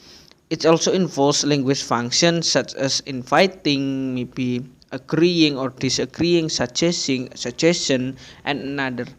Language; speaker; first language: English; non-native, learner; Indonesian